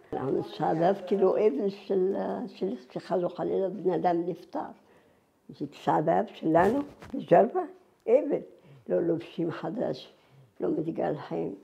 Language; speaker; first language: Hebrew; non-native, fluent; Arabic